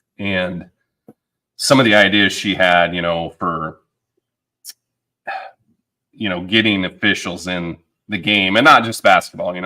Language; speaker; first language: English; native; English